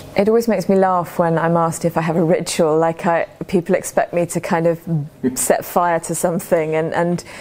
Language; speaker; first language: English; native; English